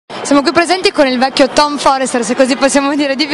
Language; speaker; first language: Italian; native; Italian